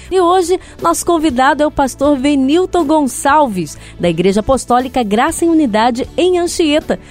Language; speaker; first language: Portuguese; native; Portuguese